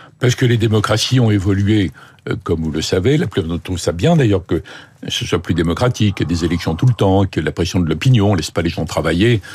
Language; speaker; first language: French; native; French